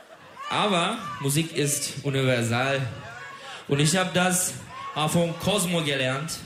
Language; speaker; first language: German; non-native, learner; Turkish